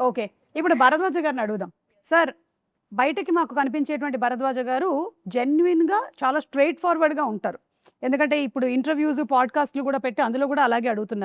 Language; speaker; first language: Telugu; native; Telugu